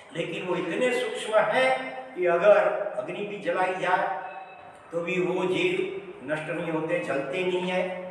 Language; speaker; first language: Hindi; non-native, local second language; Gujarati